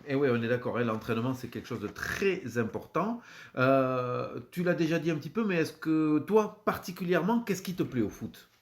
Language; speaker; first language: French; native; French